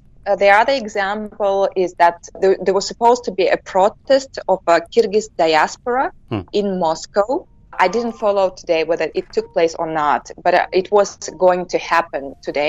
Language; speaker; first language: English; non-native, fluent; Kyrgyz